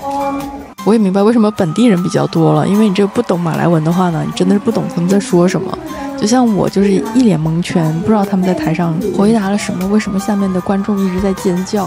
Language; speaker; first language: Chinese; native; Chinese